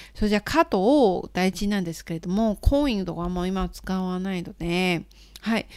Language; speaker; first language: Japanese; non-native, fluent; Chinese